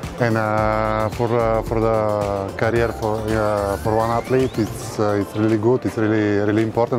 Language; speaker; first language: English; non-native, learner; Bulgarian